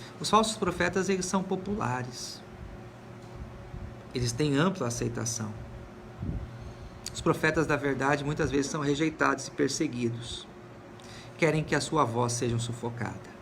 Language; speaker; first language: Portuguese; native; Portuguese